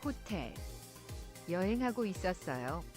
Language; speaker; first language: Korean; non-native, learner; English